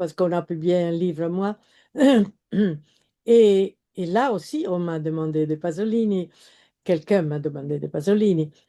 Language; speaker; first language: French; non-native, fluent; Italian